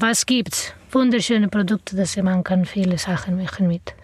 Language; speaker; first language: German; non-native, learner; Arabic